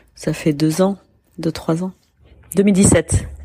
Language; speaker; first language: French; native; French